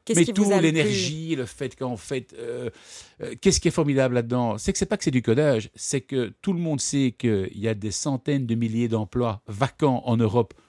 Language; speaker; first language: French; native; French